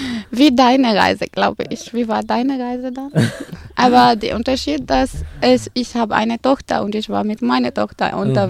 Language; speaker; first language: German; non-native, fluent; Arabic